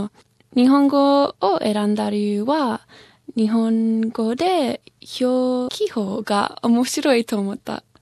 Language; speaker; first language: Japanese; non-native, fluent; English